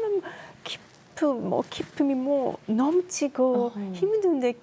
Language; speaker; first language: Korean; non-native, learner; Japanese